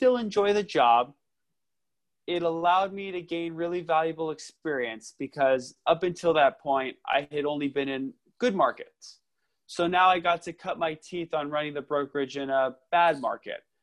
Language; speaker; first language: English; native; English